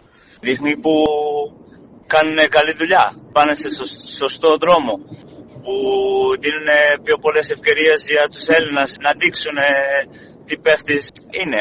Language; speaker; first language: Greek; non-native, fluent; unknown